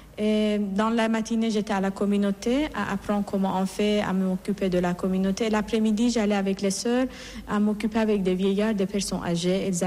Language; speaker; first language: French; non-native, fluent; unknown